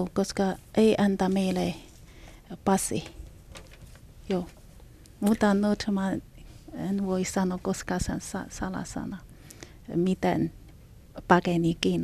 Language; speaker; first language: Finnish; non-native, learner; Chinese